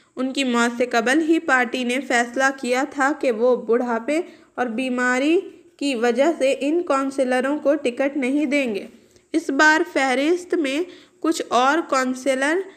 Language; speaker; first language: Hindi; non-native, local second language; Urdu